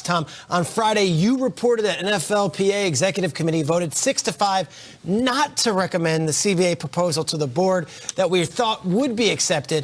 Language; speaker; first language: English; native; English